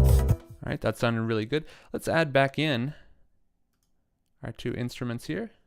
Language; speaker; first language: English; native; English